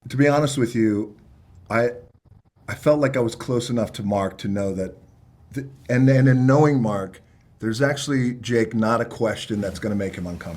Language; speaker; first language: English; native; English